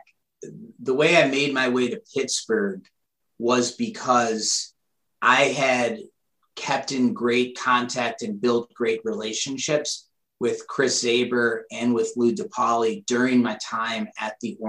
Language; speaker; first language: English; native; English